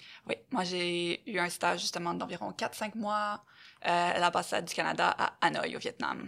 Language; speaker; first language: French; native; French